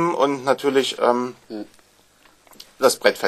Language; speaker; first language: German; native; German